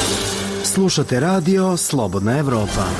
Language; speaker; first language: Serbian; native; Serbian